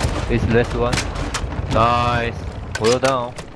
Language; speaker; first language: English; non-native, learner; Chinese